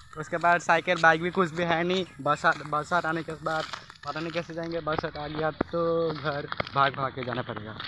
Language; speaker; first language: Hindi; native; Hindi